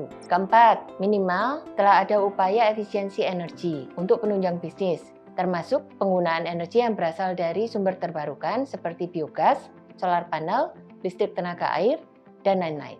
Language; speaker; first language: Indonesian; native; Indonesian